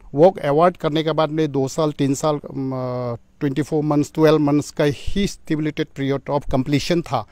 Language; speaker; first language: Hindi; non-native, local second language; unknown